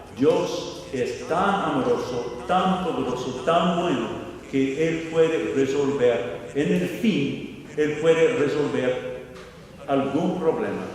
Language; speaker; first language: Spanish; non-native, fluent; English